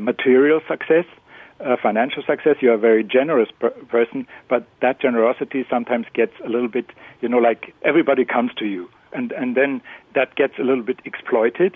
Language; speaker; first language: English; non-native, fluent; German